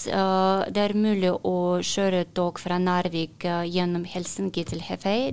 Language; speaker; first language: Norwegian; non-native, learner; Russian